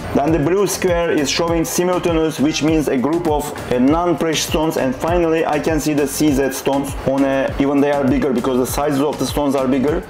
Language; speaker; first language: English; non-native, fluent; Turkish